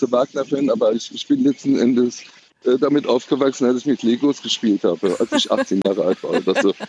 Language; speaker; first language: German; native; German